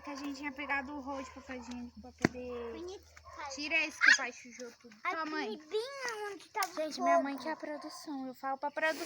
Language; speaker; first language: Portuguese; native; Portuguese